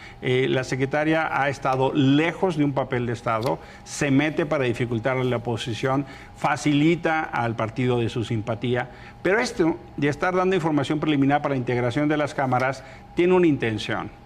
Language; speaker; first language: Spanish; native; Spanish